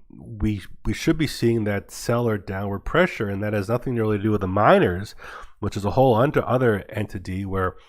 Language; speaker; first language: English; native; English